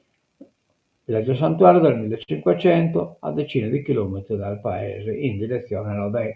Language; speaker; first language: Italian; non-native, local second language; Sardinian